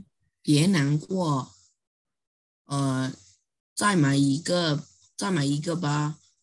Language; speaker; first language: Chinese; non-native, learner; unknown